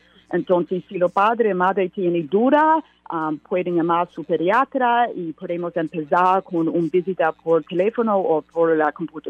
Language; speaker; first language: Spanish; non-native, learner; English